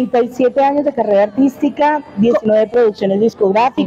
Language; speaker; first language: Spanish; native; Spanish